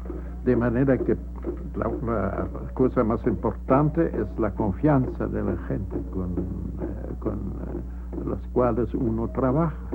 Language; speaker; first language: Spanish; non-native, fluent; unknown